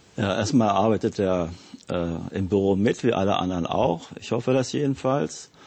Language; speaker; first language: German; native; German